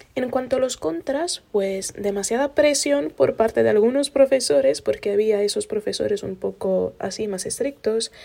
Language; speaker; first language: Spanish; non-native, fluent; Italian